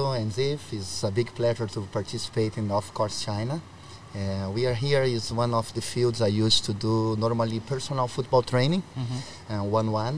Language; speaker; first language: English; non-native, learner; Portuguese